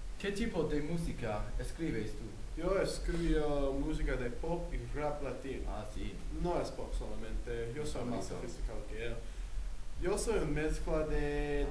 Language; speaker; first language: Spanish; non-native, learner; English